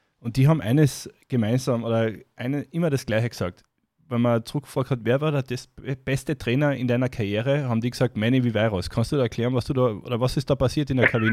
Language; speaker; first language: German; native; German